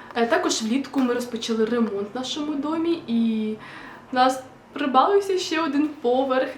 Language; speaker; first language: Ukrainian; non-native, local second language; Russian